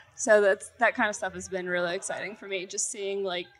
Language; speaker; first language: English; native; English